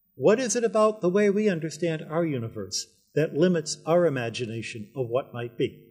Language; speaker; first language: English; native; English